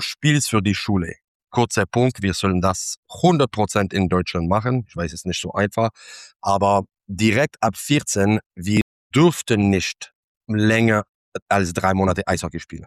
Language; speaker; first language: German; non-native, fluent; English